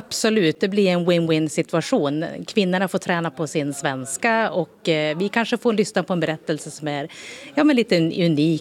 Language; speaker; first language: Swedish; native; Swedish